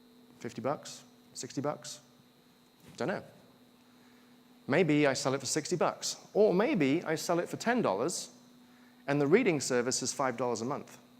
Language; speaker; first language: English; native; English